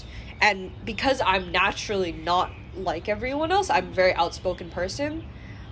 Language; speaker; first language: English; non-native, local second language; Cantonese